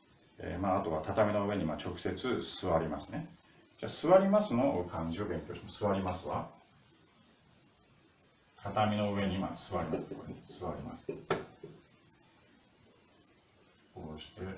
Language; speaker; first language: Japanese; non-native, fluent; Russian